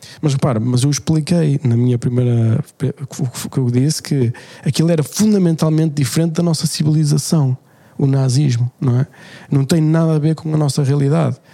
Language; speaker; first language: Portuguese; native; Portuguese